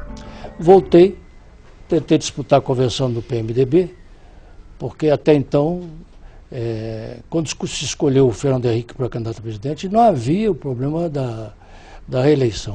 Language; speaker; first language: Portuguese; native; Portuguese